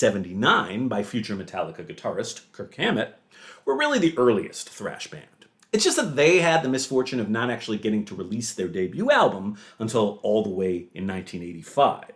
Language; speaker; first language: English; native; English